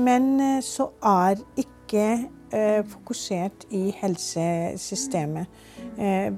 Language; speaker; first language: Norwegian; non-native, fluent; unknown